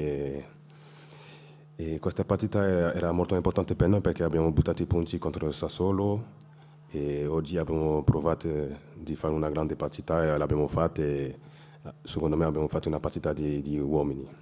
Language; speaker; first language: Italian; non-native, fluent; French